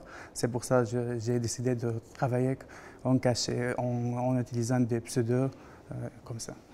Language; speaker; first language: French; non-native, fluent; Arabic